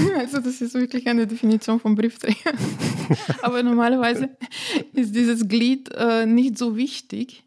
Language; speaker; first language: German; non-native, fluent; Slovenian